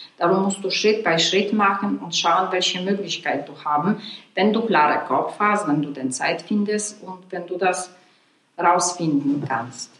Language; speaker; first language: German; non-native, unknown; Polish